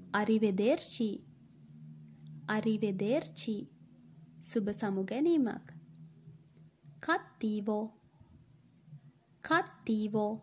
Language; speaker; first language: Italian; non-native, fluent; Sinhala